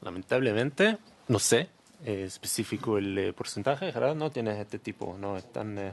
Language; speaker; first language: Spanish; non-native, learner; Hebrew